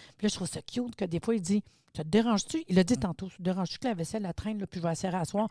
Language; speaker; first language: French; native; French